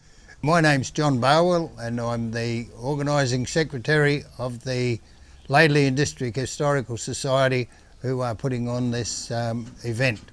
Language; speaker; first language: English; native; English